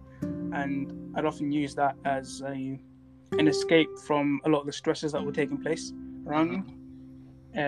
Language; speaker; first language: English; non-native, local second language; Tswana